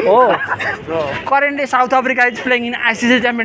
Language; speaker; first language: English; non-native, learner; Nepali